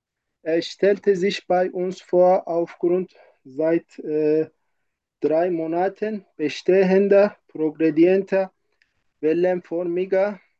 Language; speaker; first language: German; non-native, learner; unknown